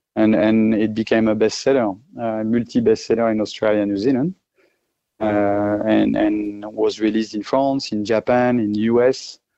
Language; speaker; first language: English; non-native, fluent; French